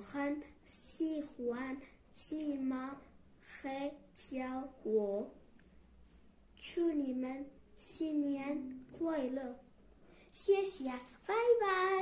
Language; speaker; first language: Chinese; non-native, learner; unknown